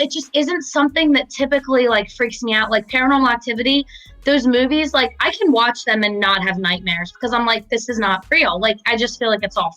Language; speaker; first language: English; native; English